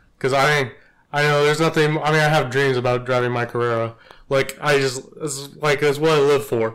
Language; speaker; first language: English; native; English